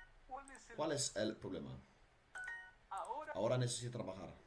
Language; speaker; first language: Spanish; non-native, learner; Dutch